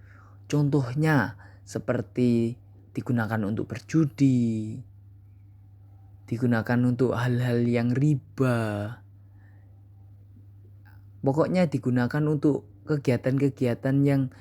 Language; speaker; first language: Indonesian; native; Indonesian